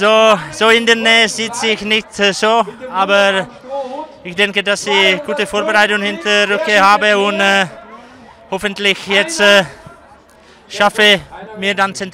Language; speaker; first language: German; non-native, learner; Czech